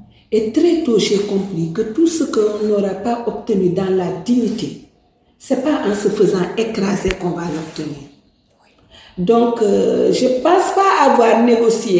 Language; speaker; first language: French; non-native, local second language; Wolof